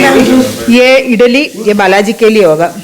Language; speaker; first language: Hindi; non-native, local second language; Malayalam